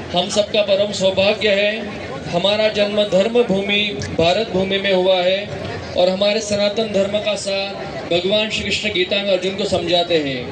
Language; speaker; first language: Hindi; non-native, local second language; Marathi